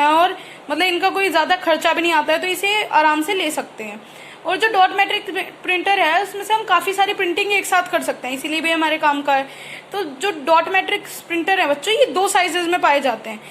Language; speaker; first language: Hindi; native; Hindi